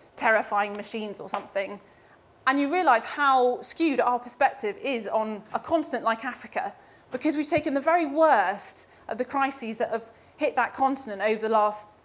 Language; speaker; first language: English; native; English